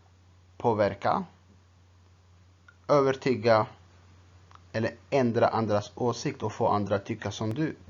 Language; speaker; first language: Swedish; non-native, fluent; Tigrinya